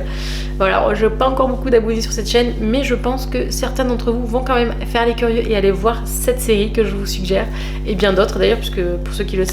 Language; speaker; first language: French; native; French